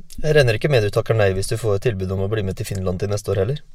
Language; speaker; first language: Norwegian; native; Norwegian